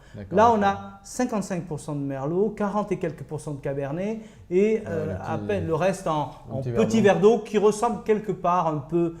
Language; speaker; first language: French; native; French